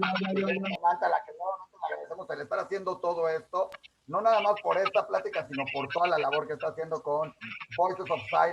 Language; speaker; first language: Spanish; native; Spanish